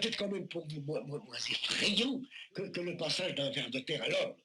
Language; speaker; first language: French; native; French